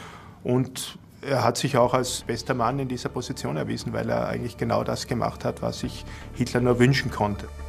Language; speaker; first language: German; native; German